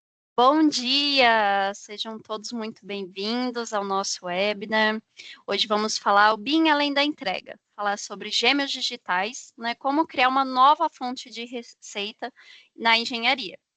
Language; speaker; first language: Portuguese; native; Portuguese